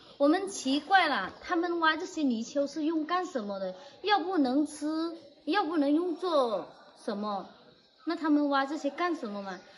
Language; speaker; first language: Chinese; non-native, fluent; Vietnamese